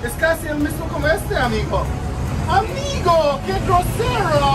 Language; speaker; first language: Spanish; non-native, learner; English